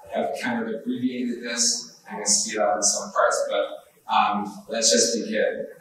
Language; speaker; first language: English; native; English